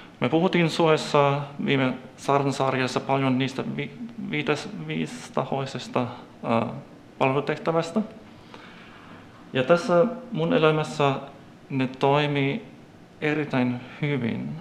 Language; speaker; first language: Finnish; non-native, fluent; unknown